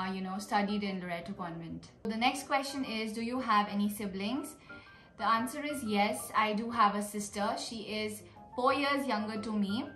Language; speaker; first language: English; non-native, local second language; Nepali